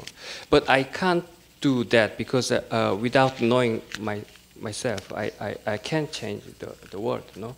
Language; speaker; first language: English; non-native, learner; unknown